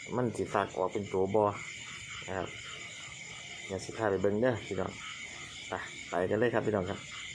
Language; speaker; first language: Thai; native; Thai